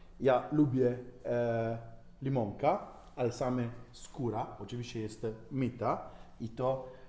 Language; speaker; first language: Polish; non-native, learner; Italian